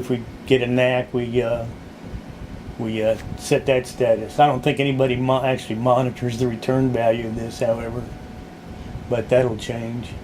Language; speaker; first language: English; native; English